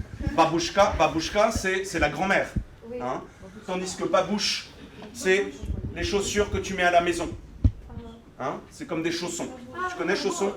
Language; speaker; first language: French; native; French